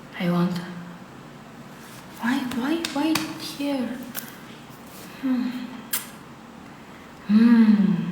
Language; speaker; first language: English; non-native, learner; Thai